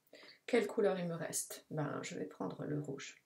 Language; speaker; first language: French; non-native, fluent; Italian